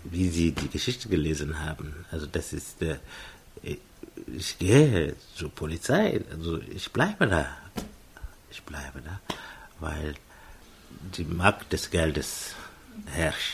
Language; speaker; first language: German; non-native, fluent; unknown